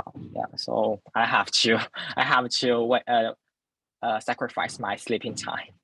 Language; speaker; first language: English; non-native, learner; Chinese